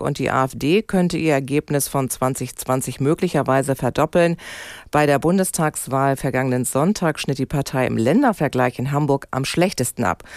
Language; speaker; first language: German; native; German